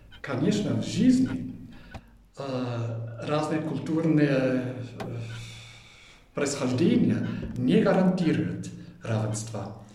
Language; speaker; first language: Russian; non-native, fluent; German